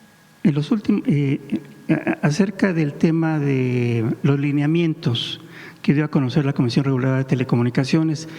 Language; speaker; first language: Spanish; native; Spanish